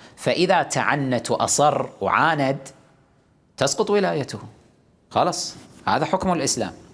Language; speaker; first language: Arabic; native; Arabic